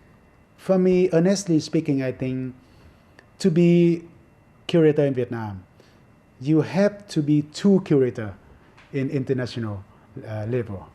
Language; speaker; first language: English; non-native, fluent; Vietnamese